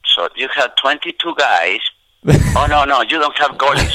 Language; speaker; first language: English; non-native, fluent; Spanish